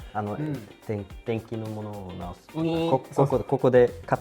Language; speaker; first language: Japanese; non-native, fluent; Swedish